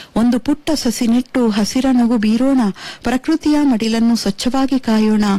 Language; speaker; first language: Kannada; native; Kannada